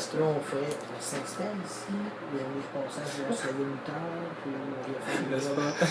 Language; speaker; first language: French; native; French